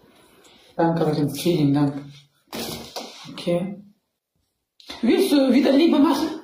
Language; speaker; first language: German; non-native, learner; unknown